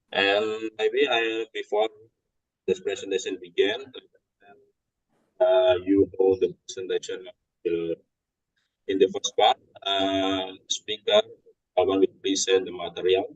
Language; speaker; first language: English; non-native, learner; Indonesian